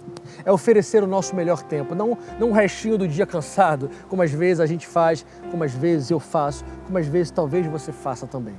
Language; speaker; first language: Portuguese; native; Portuguese